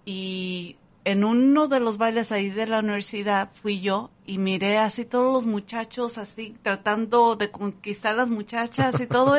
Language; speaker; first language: Spanish; early bilingual, heritage; Spanish